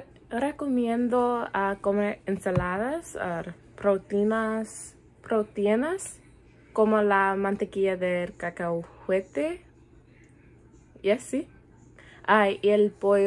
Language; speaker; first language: Spanish; non-native, learner; English